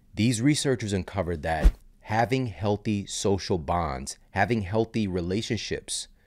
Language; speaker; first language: English; native; English